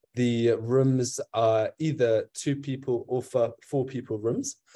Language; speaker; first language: English; native; English